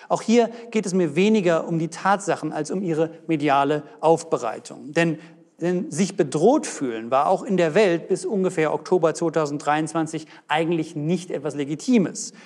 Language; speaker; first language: German; native; German